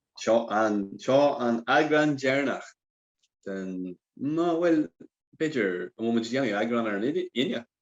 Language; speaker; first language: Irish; non-native, local second language; English